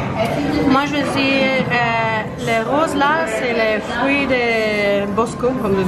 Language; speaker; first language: French; non-native, fluent; German